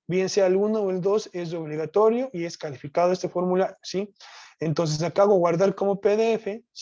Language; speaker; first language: Spanish; native; Spanish